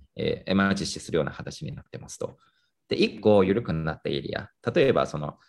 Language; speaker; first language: Japanese; non-native, fluent; Chinese